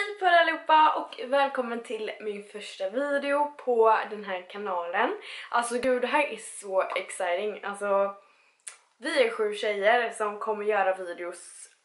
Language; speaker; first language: Swedish; early bilingual, other home language; Spanish